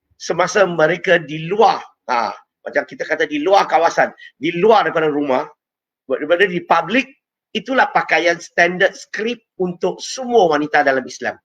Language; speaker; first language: Malay; non-native, local second language; Chinese